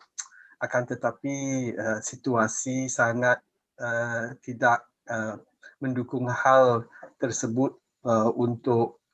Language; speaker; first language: Indonesian; non-native, fluent; English